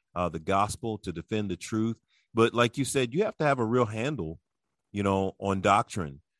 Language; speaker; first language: English; early bilingual, other home language; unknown